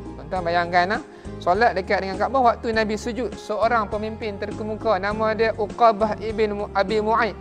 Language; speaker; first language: Malay; native; Malay